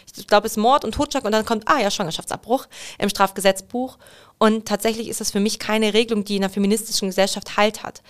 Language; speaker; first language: German; native; German